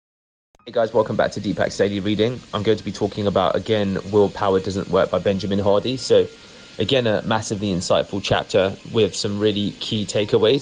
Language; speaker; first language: English; native; English